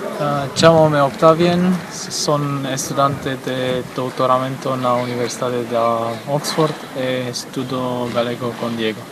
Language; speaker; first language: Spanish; non-native, learner; Romanian